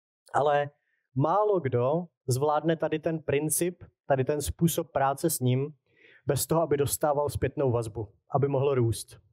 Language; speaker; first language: Czech; native; Czech